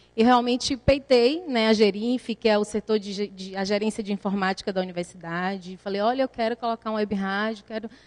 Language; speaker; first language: Portuguese; native; Portuguese